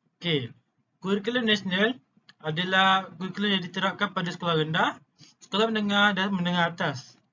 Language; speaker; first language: Malay; native; Malay